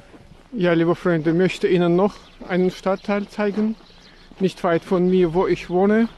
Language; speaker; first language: German; non-native, fluent; Russian